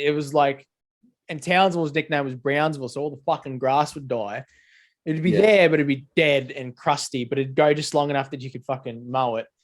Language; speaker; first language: English; native; English